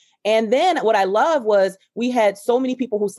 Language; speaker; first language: English; native; English